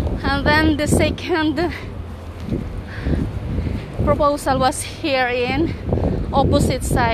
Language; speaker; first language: English; non-native, learner; Filipino